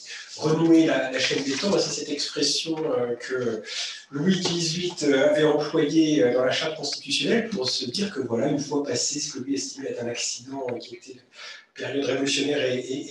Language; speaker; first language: French; native; French